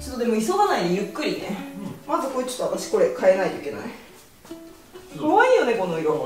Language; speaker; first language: Japanese; native; Japanese